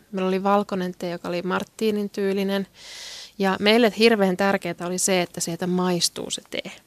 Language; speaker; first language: Finnish; non-native, local second language; Swedish